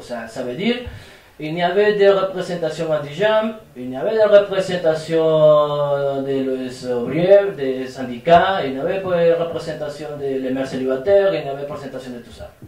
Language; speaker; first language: French; non-native, fluent; Spanish